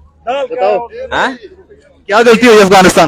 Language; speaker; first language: Hindi; native; Hindi